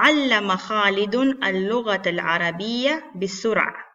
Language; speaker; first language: Arabic; non-native, fluent; Spanish